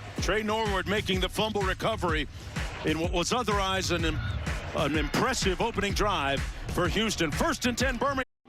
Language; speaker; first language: English; native; English